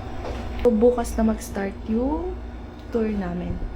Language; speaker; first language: Filipino; native; Filipino